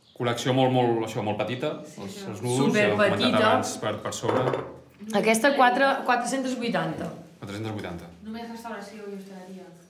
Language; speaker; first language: Catalan; native; Catalan